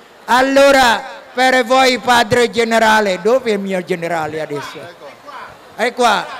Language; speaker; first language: Italian; non-native, fluent; Indonesian